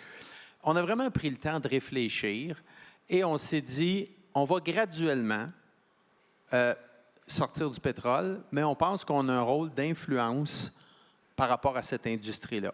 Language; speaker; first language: French; native; French